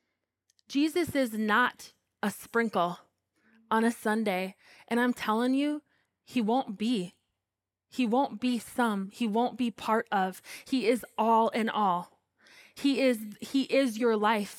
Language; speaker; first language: English; native; English